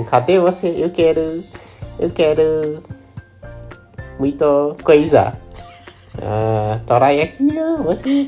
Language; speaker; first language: Portuguese; non-native, learner; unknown